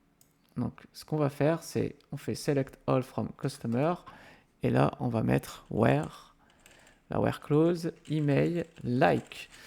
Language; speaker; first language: French; native; French